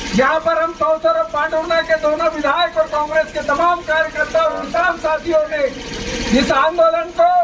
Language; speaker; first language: Hindi; native; Hindi